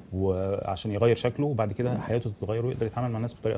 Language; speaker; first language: Arabic; native; Arabic